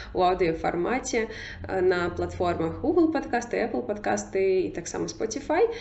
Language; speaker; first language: Belarusian; non-native, local second language; Russian